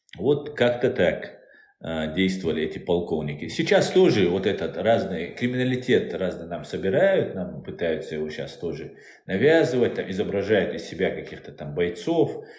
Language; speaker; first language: Russian; non-native, local second language; Chechen